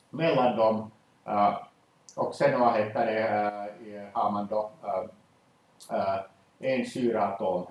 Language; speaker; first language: Swedish; native; Swedish